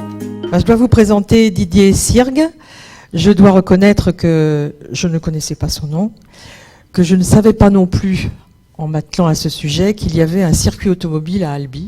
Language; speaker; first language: French; native; French